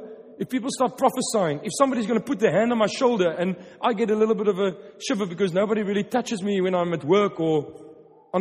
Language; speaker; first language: English; non-native, local second language; Afrikaans